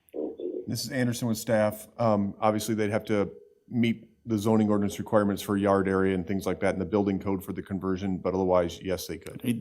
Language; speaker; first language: English; native; English